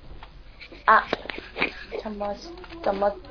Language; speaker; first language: Chinese; non-native, learner; Korean